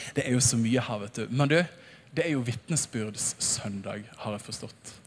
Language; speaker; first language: Norwegian; native; Norwegian